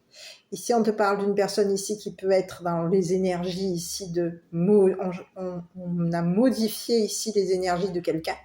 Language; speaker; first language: French; native; French